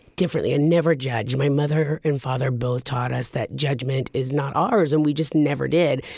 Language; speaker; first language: English; early bilingual, other home language; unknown